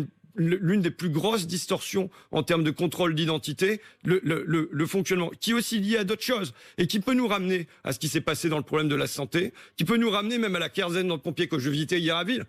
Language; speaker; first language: French; native; French